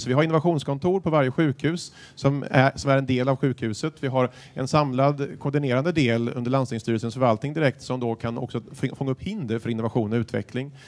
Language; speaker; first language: Swedish; native; Swedish